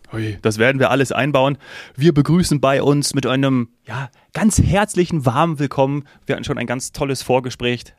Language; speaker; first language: German; native; German